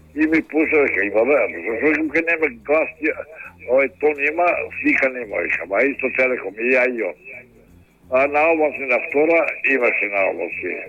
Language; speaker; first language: Macedonian; non-native, local second language; Albanian